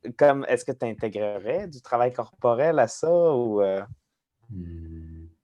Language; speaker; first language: French; native; French